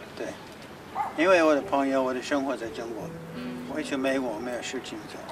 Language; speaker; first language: Chinese; non-native, learner; English